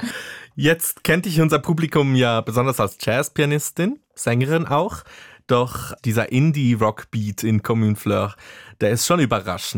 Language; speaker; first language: German; native; German